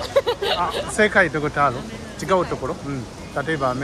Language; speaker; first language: Japanese; non-native, learner; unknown